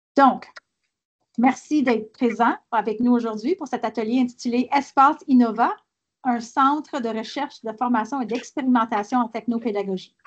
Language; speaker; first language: French; native; French